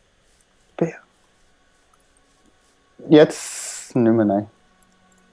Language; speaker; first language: German; native; German